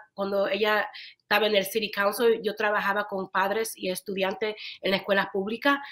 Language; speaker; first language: Spanish; early bilingual, heritage; Spanish